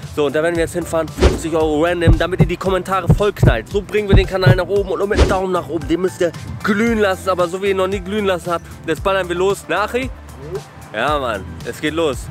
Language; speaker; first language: German; native; German